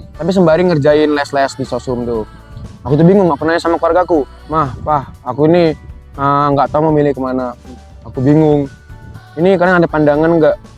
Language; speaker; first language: Indonesian; native; Indonesian